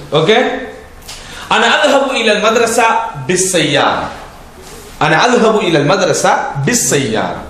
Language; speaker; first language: Arabic; non-native, learner; Tamil